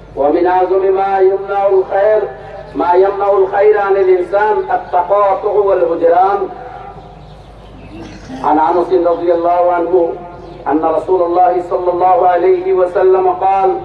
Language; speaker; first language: Arabic; non-native, fluent; Bangla